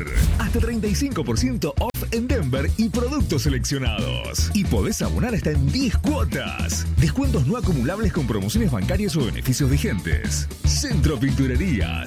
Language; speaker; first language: Spanish; native; Spanish